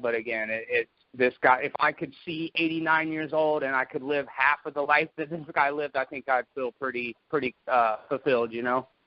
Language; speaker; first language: English; native; English